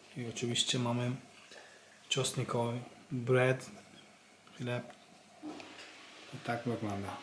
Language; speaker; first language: Polish; non-native, learner; Turkish